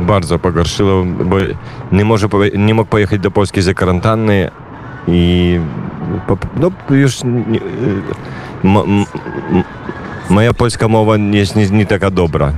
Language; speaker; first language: Polish; non-native, learner; Ukrainian